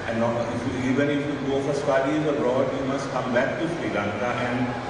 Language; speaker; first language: English; non-native, local second language; Sinhala